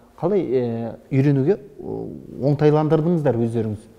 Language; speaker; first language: Kazakh; native; Kazakh